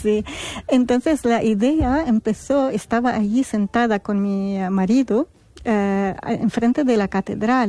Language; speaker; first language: Spanish; non-native, fluent; Arabic